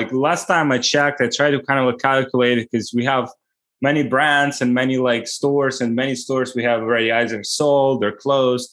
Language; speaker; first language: English; non-native, fluent; Ukrainian